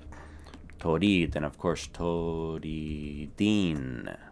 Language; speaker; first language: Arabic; non-native, fluent; English